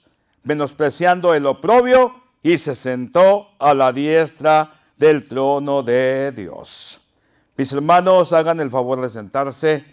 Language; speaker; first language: Spanish; native; Spanish